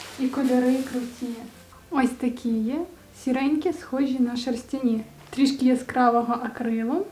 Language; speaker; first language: Ukrainian; native; Ukrainian